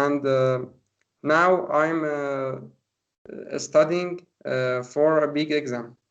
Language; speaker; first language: English; non-native, learner; Persian